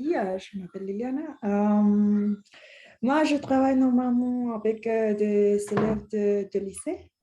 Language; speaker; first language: French; non-native, fluent; Spanish